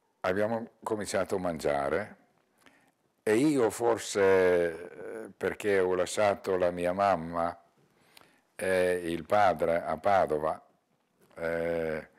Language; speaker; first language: Italian; non-native, learner; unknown